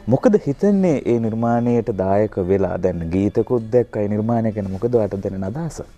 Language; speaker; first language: Sinhala; native; Sinhala